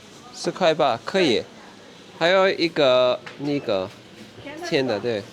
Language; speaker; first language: Chinese; non-native, learner; Turkish